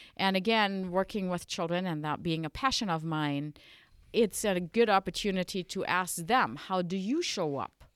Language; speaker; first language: English; non-native, fluent; German